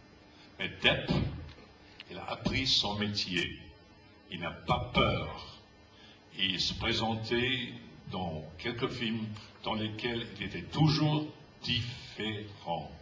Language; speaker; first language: French; non-native, fluent; English